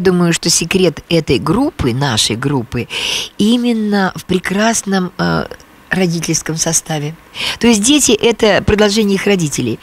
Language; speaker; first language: Russian; native; Russian